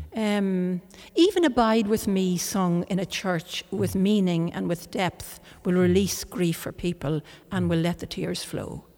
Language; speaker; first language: English; non-native, local second language; Irish